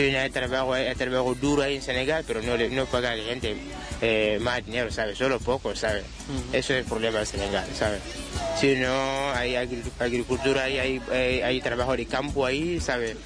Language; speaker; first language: Spanish; non-native, learner; Wolof